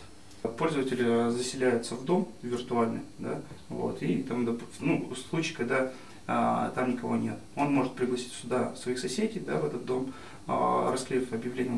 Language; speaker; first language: Russian; native; Russian